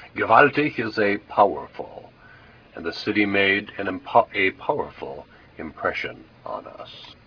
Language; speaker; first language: English; native; English